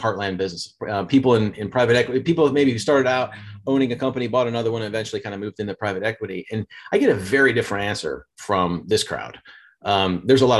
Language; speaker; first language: English; native; English